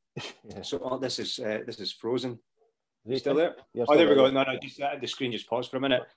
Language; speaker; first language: English; native; English